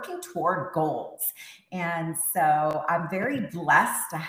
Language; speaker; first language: English; native; English